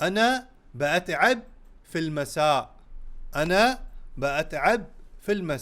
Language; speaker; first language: Arabic; non-native, fluent; Urdu